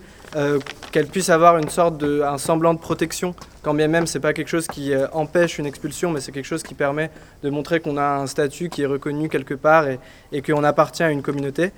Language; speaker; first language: French; native; French